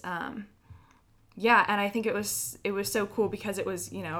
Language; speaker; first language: English; native; English